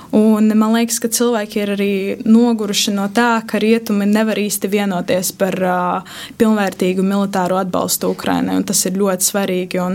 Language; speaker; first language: Latvian; native; Latvian